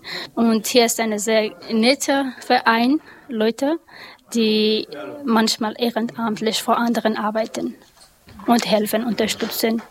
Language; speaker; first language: German; non-native, learner; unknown